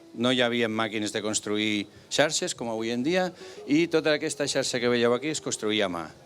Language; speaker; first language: Catalan; native; Catalan